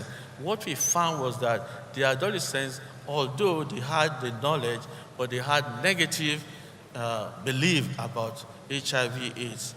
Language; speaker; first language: English; non-native, local second language; Yoruba